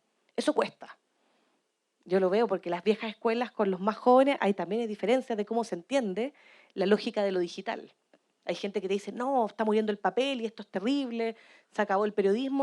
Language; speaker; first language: Spanish; native; Spanish